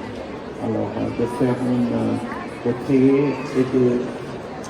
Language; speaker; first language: French; non-native, fluent; Portuguese